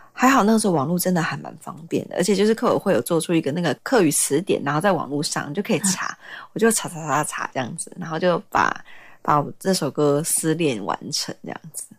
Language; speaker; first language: Chinese; native; Chinese